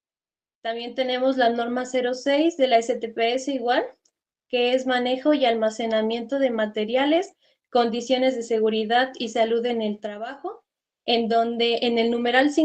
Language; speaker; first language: Spanish; native; Spanish